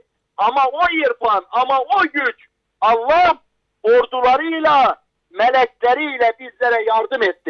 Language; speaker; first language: Turkish; native; Turkish